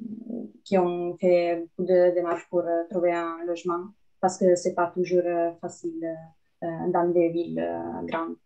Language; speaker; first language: French; non-native, fluent; Italian